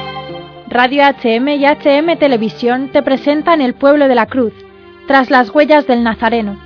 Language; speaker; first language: Spanish; native; Spanish